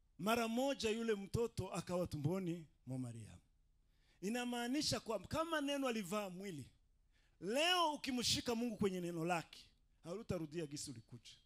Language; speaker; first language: Swahili; non-native, local second language; Rundi